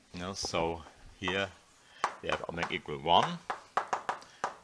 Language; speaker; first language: English; non-native, fluent; German